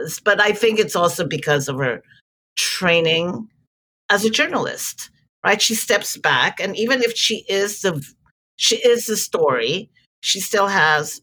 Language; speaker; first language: English; non-native, local second language; Filipino